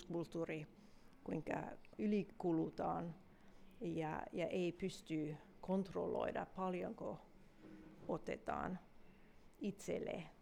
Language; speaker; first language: Finnish; non-native, fluent; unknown